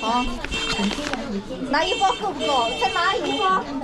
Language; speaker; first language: Chinese; native; Chinese